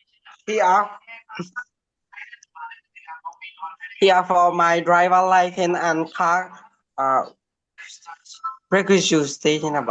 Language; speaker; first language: English; non-native, learner; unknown